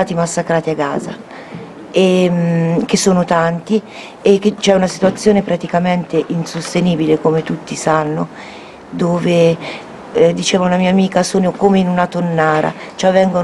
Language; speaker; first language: Italian; native; Italian